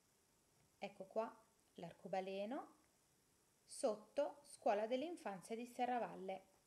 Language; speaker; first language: Italian; native; Italian